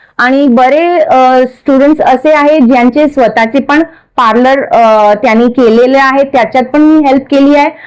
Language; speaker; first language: Marathi; non-native, local second language; Kachhi